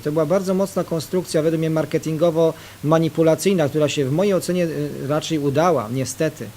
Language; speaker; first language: Polish; native; Polish